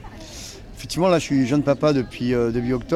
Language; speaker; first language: French; native; French